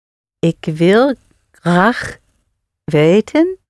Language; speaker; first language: Dutch; non-native, learner; English